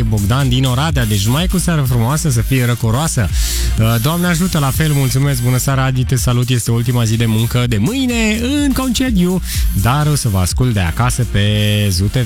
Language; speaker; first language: Romanian; native; Romanian